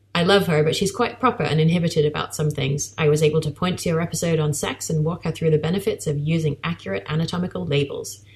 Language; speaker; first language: English; native; English